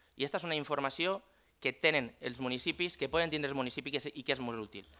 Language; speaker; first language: Catalan; native; Catalan